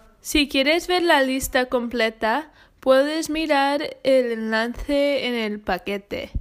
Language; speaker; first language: Spanish; non-native, learner; English